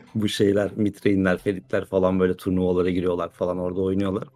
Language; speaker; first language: Turkish; native; Turkish